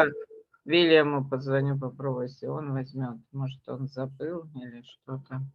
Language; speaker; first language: Russian; native; Russian